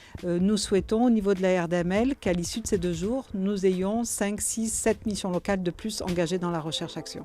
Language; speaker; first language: French; native; French